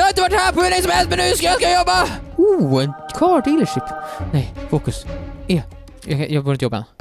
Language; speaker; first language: Swedish; native; Swedish